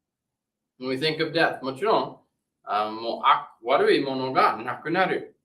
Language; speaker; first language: Japanese; non-native, fluent; English